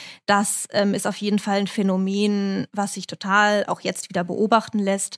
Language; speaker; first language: German; native; German